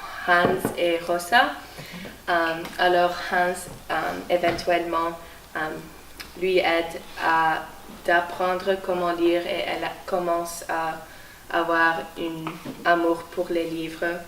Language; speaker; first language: French; non-native, learner; English